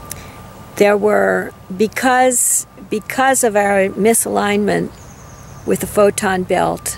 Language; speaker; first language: English; native; English